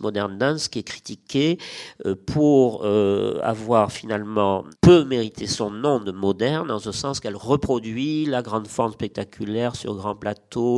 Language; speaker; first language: French; native; French